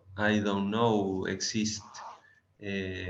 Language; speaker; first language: English; non-native, learner; Spanish